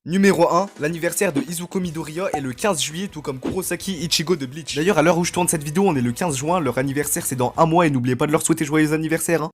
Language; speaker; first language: French; native; French